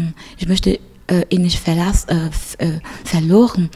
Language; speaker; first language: German; non-native, fluent; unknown